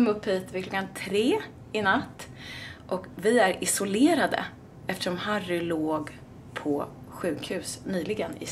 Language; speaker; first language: Swedish; native; Swedish